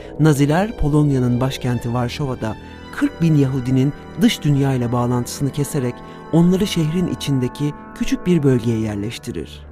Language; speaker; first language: Turkish; native; Turkish